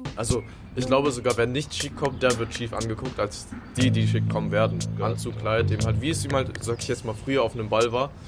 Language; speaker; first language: German; early bilingual, other home language; Vietnamese